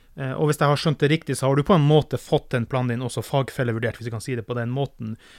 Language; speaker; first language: Norwegian; native; Norwegian